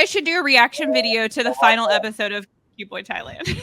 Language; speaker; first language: English; native; English